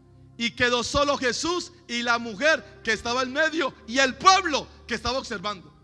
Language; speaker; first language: Spanish; native; Spanish